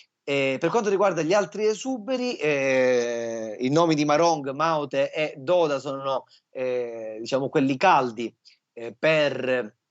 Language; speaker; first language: Italian; native; Italian